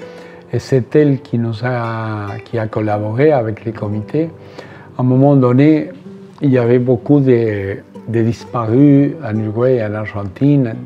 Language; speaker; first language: French; non-native, fluent; Spanish